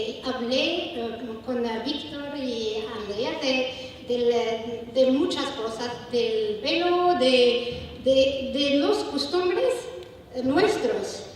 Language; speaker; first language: Spanish; non-native, learner; Arabic